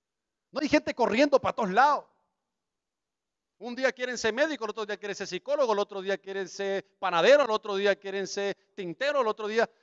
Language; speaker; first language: Spanish; native; Spanish